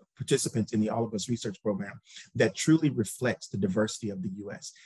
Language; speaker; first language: English; native; English